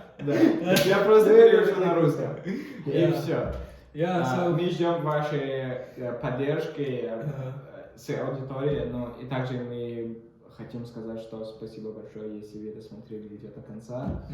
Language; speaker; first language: Russian; non-native, fluent; Tajik